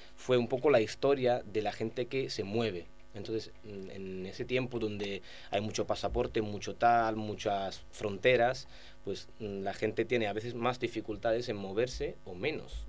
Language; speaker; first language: Spanish; non-native, fluent; Italian